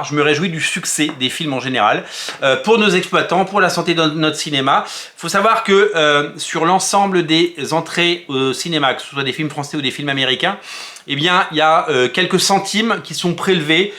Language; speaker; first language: French; native; French